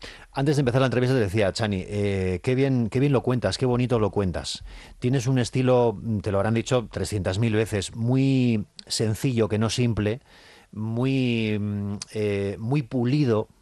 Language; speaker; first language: Spanish; native; Spanish